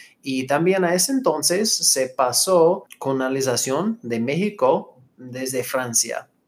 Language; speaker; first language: Spanish; non-native, fluent; English